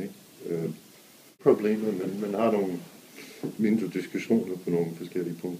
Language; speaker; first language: Danish; non-native, fluent; English